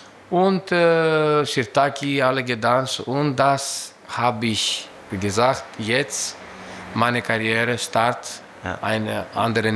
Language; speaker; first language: German; non-native, learner; Greek